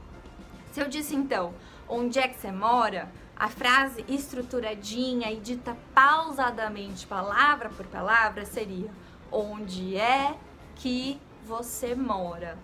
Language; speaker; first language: Portuguese; native; Portuguese